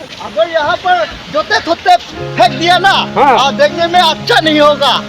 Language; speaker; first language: Hindi; non-native, local second language; Karbi